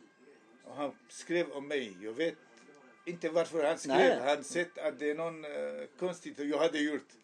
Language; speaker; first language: Swedish; non-native, learner; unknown